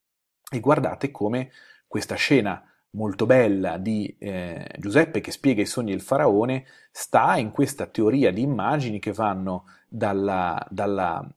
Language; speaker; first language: Italian; native; Italian